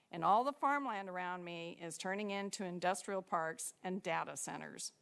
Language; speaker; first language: English; native; English